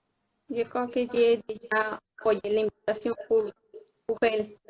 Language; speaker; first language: French; non-native, learner; Spanish